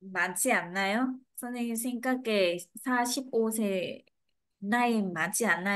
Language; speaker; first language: Korean; non-native, learner; Vietnamese